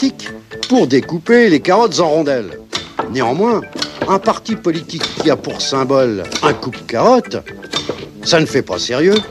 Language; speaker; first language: French; native; French